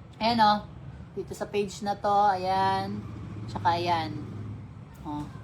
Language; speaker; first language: Filipino; non-native, local second language; Cebuano